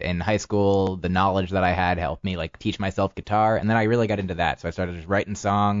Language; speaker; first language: English; native; English